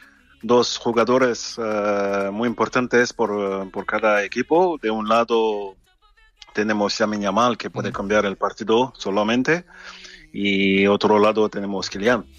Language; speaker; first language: Spanish; non-native, fluent; French